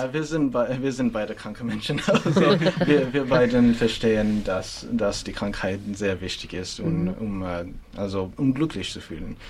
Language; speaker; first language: German; non-native, fluent; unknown